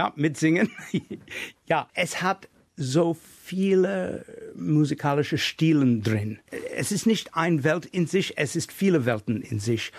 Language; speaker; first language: German; non-native, fluent; English